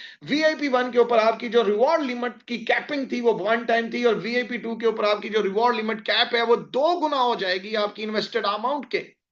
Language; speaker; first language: Hindi; native; Hindi